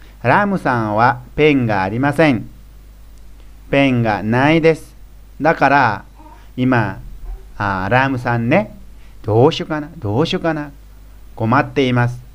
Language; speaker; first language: Japanese; non-native, fluent; Nepali